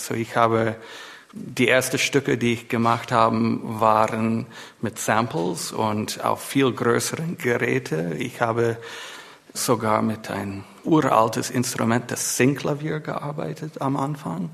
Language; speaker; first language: German; non-native, fluent; English